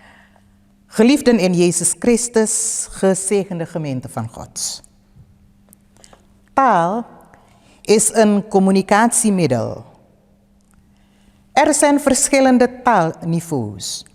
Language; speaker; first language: Dutch; early bilingual, other home language; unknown